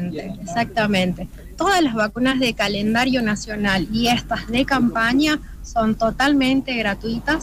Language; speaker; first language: Spanish; native; Spanish